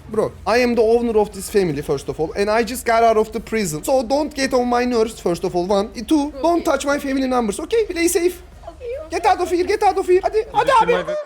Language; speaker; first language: English; non-native, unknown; Turkish